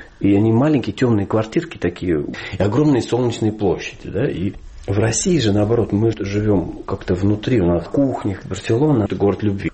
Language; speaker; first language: Russian; native; Russian